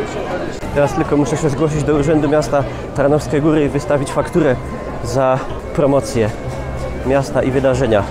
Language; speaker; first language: Polish; native; Polish